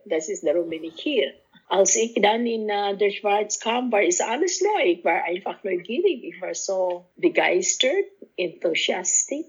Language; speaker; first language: German; non-native, fluent; Cebuano